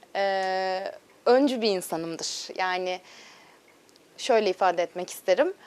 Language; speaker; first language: Turkish; native; Turkish